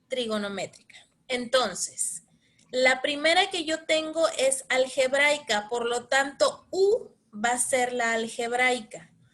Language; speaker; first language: Spanish; native; Spanish